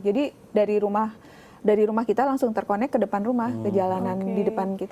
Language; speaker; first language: Indonesian; native; Indonesian